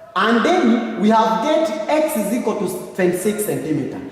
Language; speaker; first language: English; non-native, local second language; Swahili